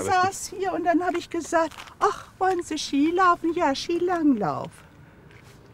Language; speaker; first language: German; native; German